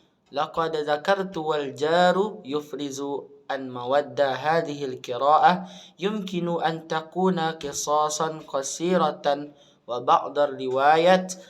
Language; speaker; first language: Arabic; non-native, learner; Indonesian